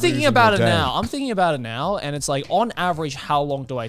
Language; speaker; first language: English; native; English